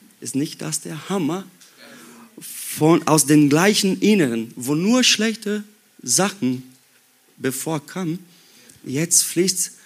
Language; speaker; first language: German; non-native, learner; Portuguese